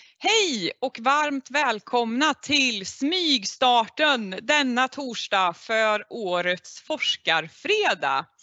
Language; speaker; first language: Swedish; native; Swedish